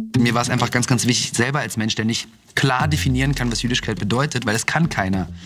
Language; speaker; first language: German; early bilingual, other home language; Russian